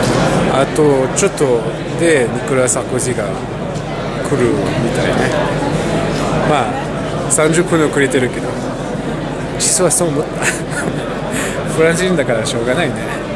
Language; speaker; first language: Japanese; non-native, fluent; French